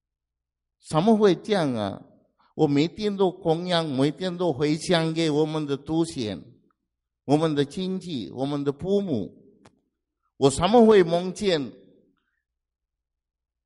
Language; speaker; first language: Chinese; non-native, fluent; Sinhala